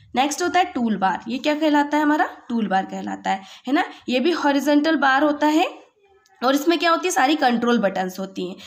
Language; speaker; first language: Hindi; native; Hindi